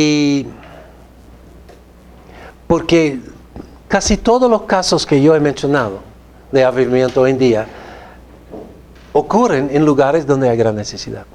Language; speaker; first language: Spanish; non-native, fluent; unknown